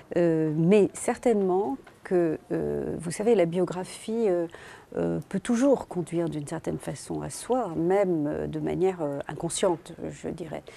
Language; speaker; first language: French; native; French